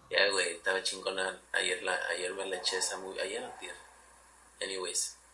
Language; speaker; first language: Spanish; early bilingual, heritage; Spanish